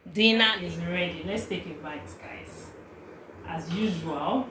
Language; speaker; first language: English; non-native, local second language; Yoruba